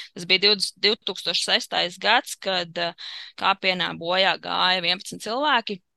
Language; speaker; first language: Latvian; native; Latvian